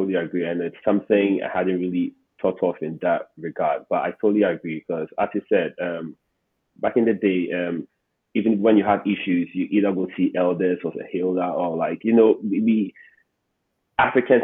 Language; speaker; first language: English; non-native, local second language; Akan